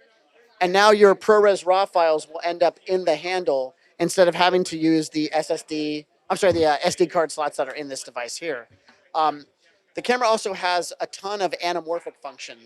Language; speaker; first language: English; native; English